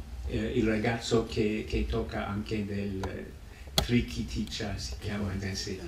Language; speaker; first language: Italian; non-native, fluent; English